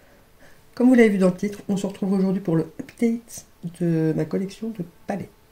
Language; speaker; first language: French; native; French